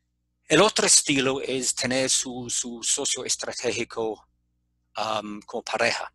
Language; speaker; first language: Spanish; non-native, fluent; English